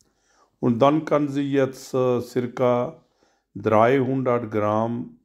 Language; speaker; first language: German; non-native, learner; Urdu